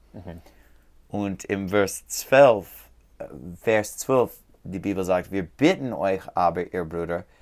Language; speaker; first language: German; non-native, learner; English